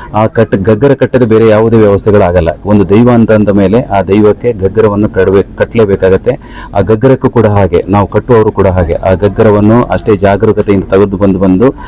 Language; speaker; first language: Kannada; non-native, local second language; Tulu